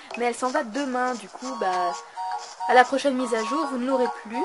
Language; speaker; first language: French; native; French